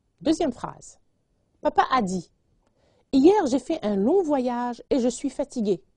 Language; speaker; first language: French; non-native, local second language; Arabic